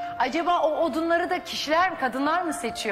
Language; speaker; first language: Turkish; native; Turkish